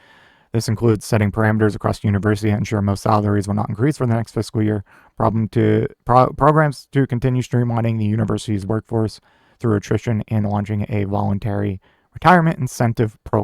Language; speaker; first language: English; native; English